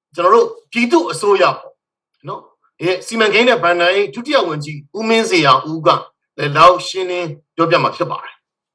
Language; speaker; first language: Burmese; native; Burmese